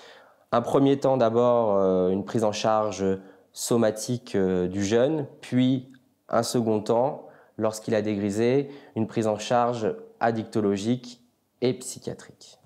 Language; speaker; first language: French; native; French